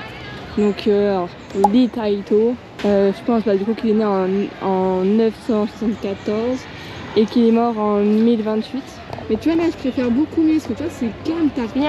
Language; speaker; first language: French; native; French